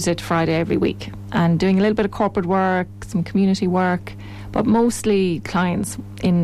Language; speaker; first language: English; native; English